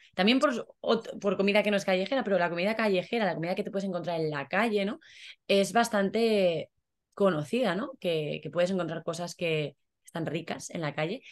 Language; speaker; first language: Spanish; native; Spanish